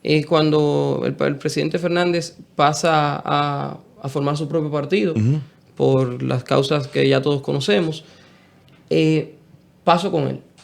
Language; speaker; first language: Spanish; native; Spanish